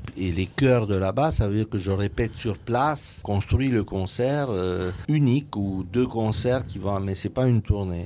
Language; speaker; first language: French; non-native, fluent; Romanian